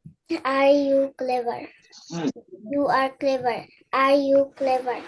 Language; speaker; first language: English; non-native, learner; Bangla